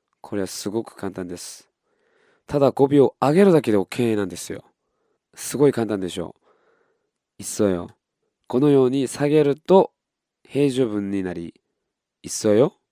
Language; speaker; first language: Japanese; non-native, fluent; Korean